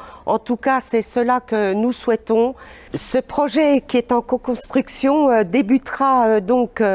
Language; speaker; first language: French; native; French